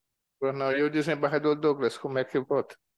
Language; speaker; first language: Portuguese; native; Portuguese